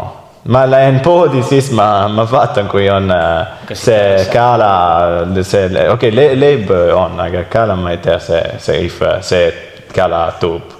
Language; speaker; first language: Estonian; non-native, learner; Italian